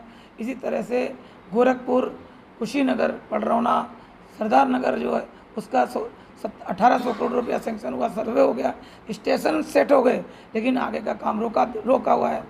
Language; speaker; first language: Hindi; native; Hindi